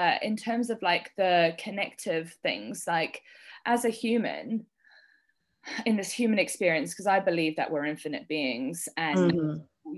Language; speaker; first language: English; native; English